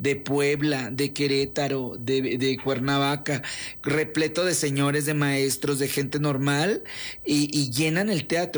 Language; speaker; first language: Spanish; native; Spanish